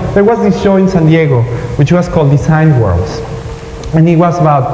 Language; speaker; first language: English; non-native, fluent; Spanish